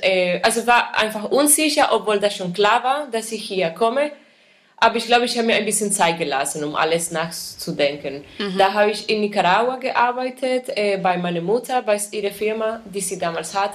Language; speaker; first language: German; non-native, fluent; Spanish